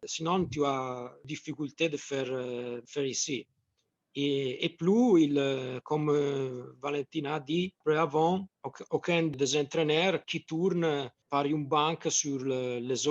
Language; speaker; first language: French; non-native, fluent; Italian